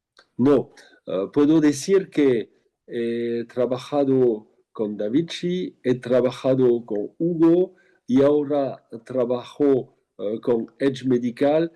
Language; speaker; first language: Spanish; non-native, fluent; French